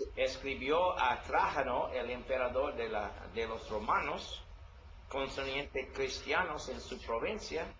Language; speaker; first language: Spanish; non-native, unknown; English